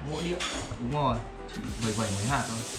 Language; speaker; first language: Vietnamese; native; Vietnamese